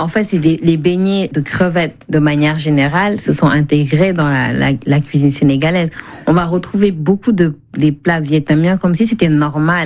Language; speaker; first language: French; non-native, local second language; Wolof